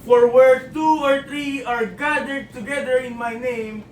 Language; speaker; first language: English; non-native, local second language; Filipino